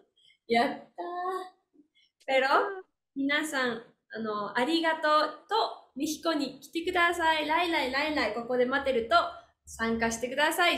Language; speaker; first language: Japanese; non-native, learner; Spanish